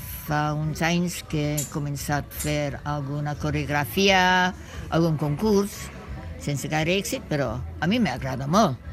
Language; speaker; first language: Catalan; non-native, fluent; English